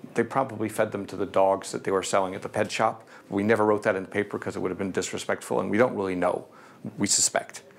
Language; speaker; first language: English; native; English